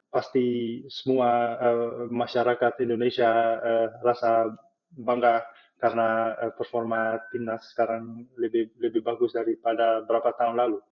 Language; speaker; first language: Indonesian; non-native, fluent; Dutch